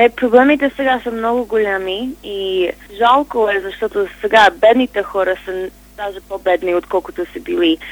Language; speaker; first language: Bulgarian; early bilingual, heritage; Bulgarian